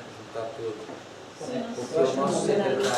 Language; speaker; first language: Portuguese; native; Portuguese